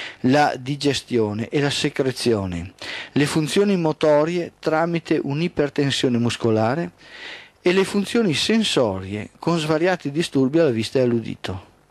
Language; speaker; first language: Italian; native; Italian